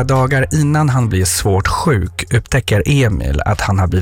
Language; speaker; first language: Swedish; non-native, fluent; French